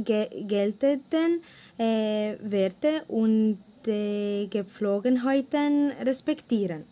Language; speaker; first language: German; non-native, learner; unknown